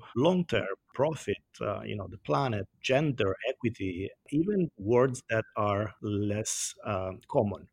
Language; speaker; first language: English; non-native, fluent; Italian